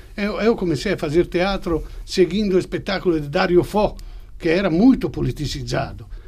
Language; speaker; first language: Portuguese; non-native, fluent; Italian